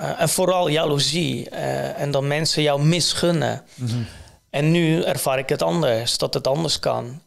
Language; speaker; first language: Dutch; non-native, fluent; Polish